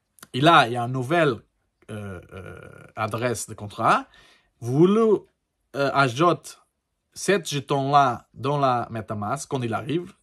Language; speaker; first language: French; non-native, learner; Portuguese